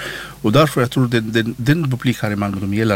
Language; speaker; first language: Swedish; non-native, learner; Arabic